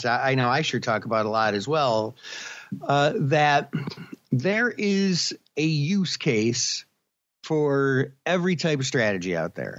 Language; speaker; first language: English; native; English